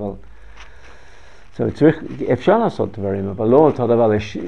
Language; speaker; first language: Hebrew; non-native, learner; English